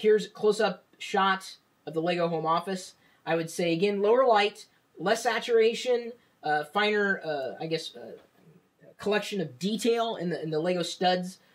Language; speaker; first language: English; native; English